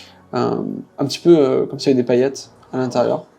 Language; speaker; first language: French; native; French